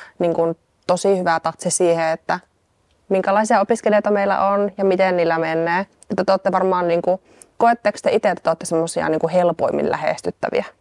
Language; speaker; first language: Finnish; native; Finnish